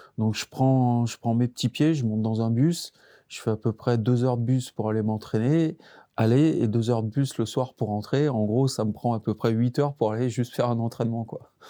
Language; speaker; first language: French; native; French